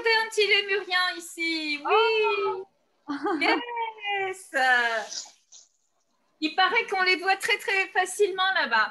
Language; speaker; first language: French; non-native, fluent; Turkish